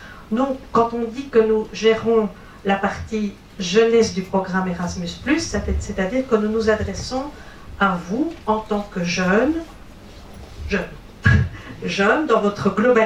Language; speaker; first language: French; native; French